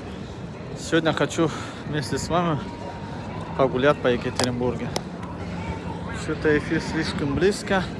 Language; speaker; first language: Russian; non-native, fluent; Tajik